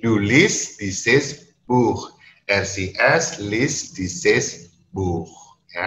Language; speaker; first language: German; non-native, learner; Indonesian